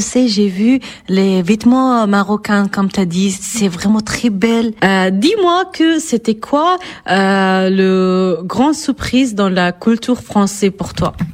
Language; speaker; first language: French; non-native, fluent; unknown